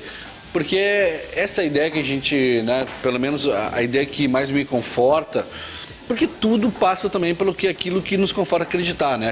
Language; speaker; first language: Portuguese; native; Portuguese